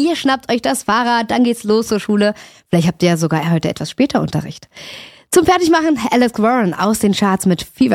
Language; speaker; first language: German; native; German